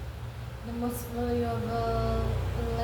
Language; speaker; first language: English; non-native, learner; Indonesian